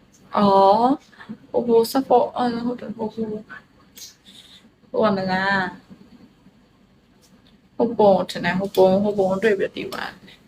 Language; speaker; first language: Burmese; native; Burmese